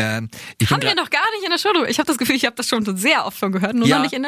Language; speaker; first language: German; native; German